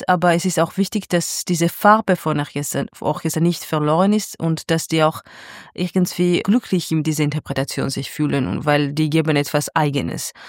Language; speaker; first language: German; non-native, fluent; Georgian